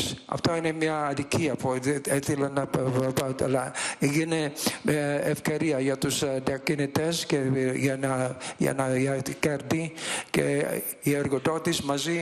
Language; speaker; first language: Greek; non-native, learner; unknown